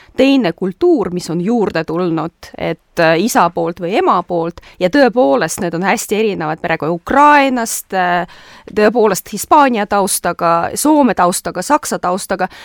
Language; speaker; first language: Estonian; non-native, local second language; Russian